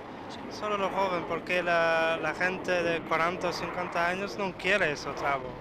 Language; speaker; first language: Spanish; non-native, learner; Italian